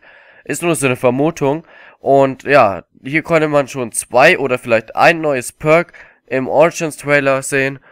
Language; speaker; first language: German; native; German